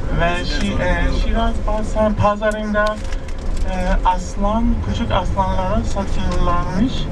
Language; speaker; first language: Turkish; non-native, learner; Persian